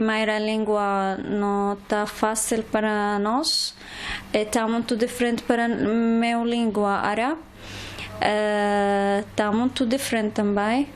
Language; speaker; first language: Portuguese; non-native, learner; Arabic